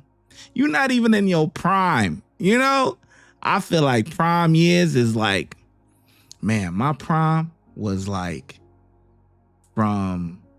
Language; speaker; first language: English; native; English